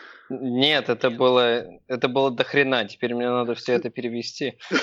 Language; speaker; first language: Russian; early bilingual, heritage; Russian